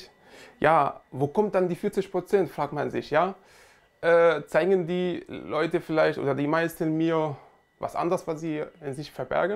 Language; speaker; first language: German; non-native, fluent; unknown